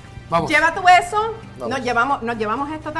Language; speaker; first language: Spanish; native; Spanish